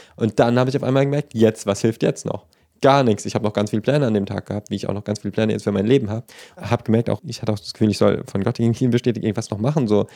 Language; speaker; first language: German; native; German